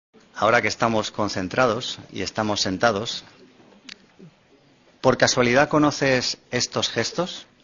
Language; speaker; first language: Spanish; native; Spanish